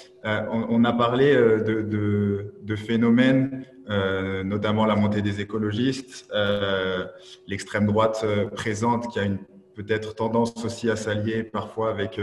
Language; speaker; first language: French; native; French